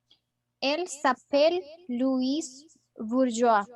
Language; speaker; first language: French; non-native, learner; Spanish